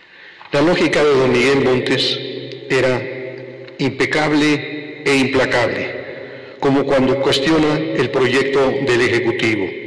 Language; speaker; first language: Spanish; native; Spanish